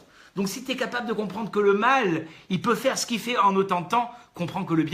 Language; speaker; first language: French; native; French